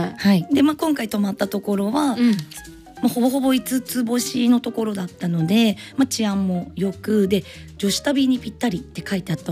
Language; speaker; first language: Japanese; native; Japanese